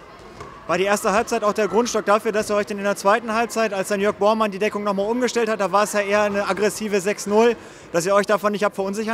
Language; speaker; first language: German; native; German